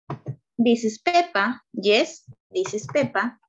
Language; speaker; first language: English; non-native, learner; Spanish